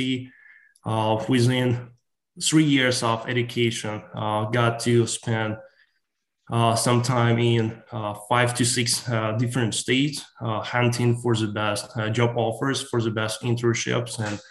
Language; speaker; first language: English; non-native, fluent; Ukrainian